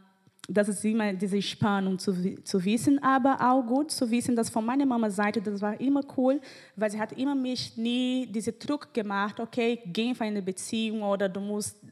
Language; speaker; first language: German; non-native, fluent; Portuguese